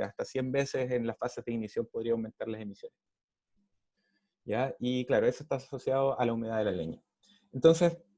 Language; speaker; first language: Spanish; native; Spanish